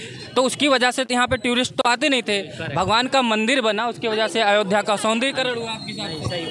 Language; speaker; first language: Hindi; native; Hindi